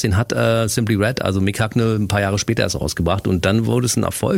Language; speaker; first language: German; native; German